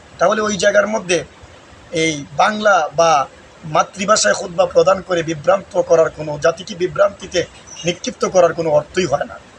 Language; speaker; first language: Bangla; non-native, local second language; Sylheti